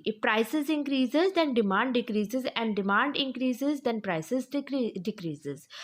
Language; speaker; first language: English; non-native, local second language; Hindi